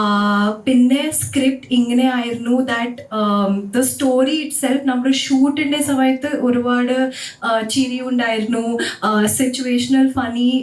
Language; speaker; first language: Malayalam; non-native, learner; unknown